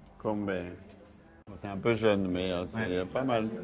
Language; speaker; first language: French; native; French